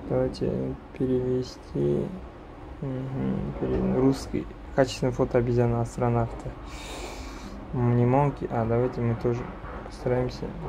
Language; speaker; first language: Russian; non-native, local second language; Kazakh